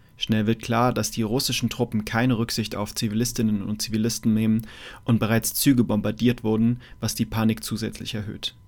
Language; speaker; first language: German; native; German